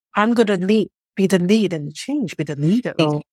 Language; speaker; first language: English; non-native, local second language; Chinese